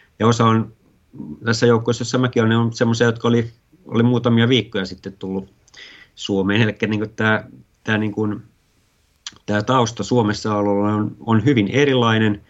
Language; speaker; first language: Finnish; native; Finnish